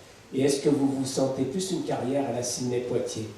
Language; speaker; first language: French; native; French